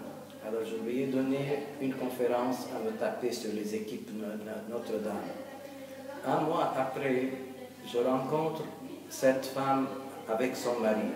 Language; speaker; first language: French; non-native, local second language; Arabic